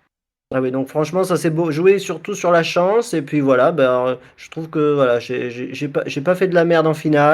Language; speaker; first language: French; native; French